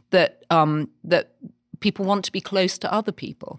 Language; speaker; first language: English; native; English